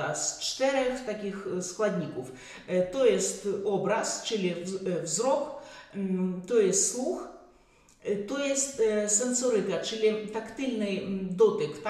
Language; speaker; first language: Polish; non-native, fluent; Russian